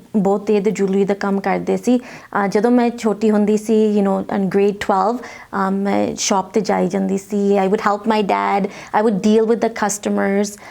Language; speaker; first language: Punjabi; early bilingual, heritage; Punjabi